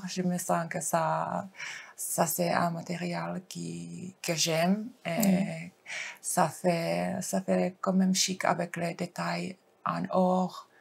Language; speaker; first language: French; non-native, fluent; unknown